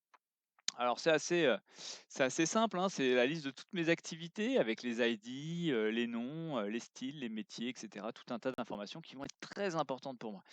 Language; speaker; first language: French; native; French